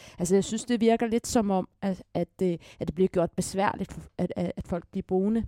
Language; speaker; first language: Danish; early bilingual, other home language; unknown